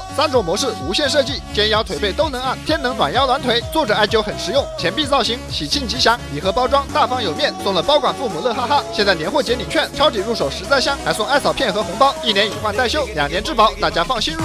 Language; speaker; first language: Chinese; native; Chinese